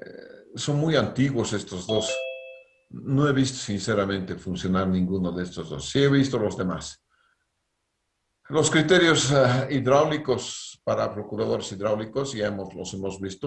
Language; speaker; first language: Spanish; native; Spanish